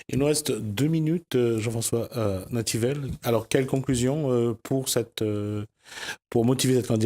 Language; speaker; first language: French; native; French